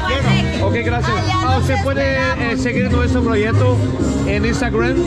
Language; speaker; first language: Spanish; non-native, learner; Portuguese